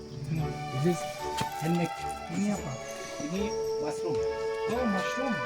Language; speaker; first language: English; non-native, learner; Sundanese